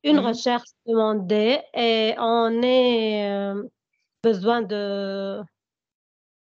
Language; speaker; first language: French; non-native, learner; Arabic